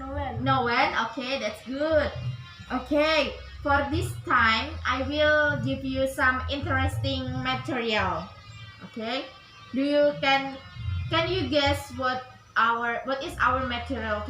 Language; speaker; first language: English; non-native, learner; Indonesian